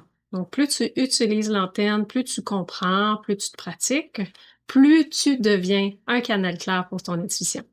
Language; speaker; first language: French; native; French